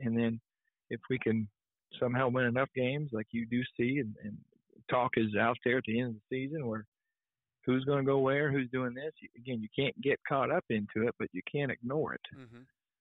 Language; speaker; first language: English; native; English